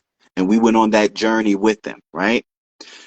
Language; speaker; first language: English; native; English